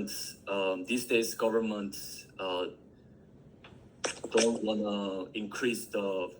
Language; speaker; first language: English; non-native, learner; Korean